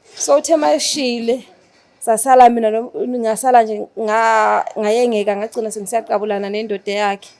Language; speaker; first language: Zulu; non-native, fluent; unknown